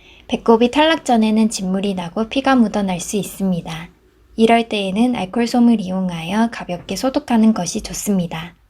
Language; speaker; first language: Korean; native; Korean